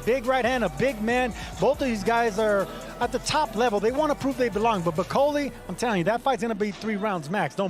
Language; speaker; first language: English; native; English